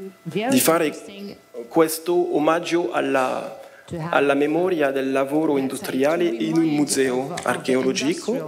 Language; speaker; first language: Italian; non-native, fluent; French